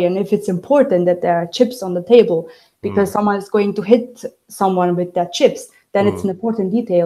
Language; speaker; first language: English; non-native, fluent; Romanian